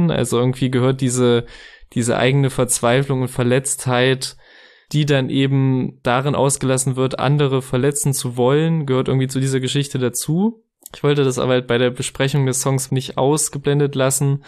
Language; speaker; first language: German; native; German